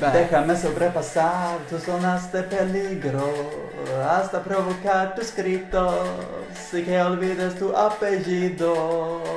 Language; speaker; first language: Spanish; non-native, learner; Swedish